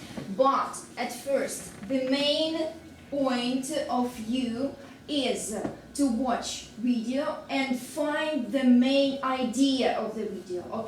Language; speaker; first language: English; non-native, fluent; Russian